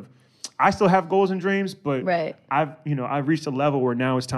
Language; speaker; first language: English; native; English